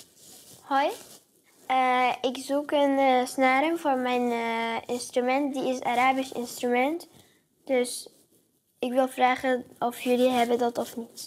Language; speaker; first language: Dutch; non-native, learner; Arabic